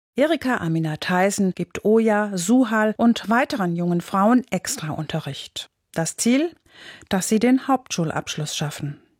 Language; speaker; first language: German; native; German